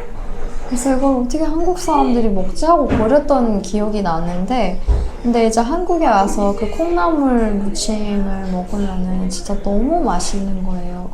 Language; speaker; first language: Korean; non-native, fluent; Persian